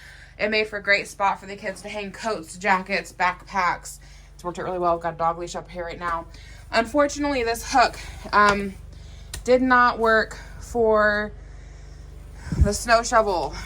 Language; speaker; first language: English; native; English